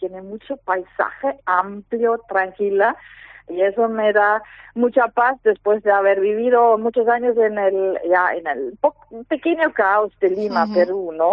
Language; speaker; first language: Spanish; non-native, fluent; German